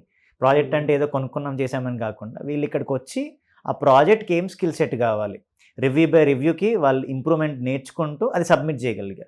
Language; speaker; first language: Telugu; native; Telugu